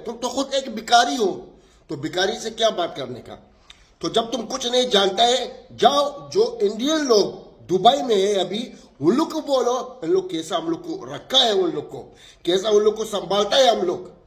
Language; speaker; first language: Hindi; non-native, learner; Arabic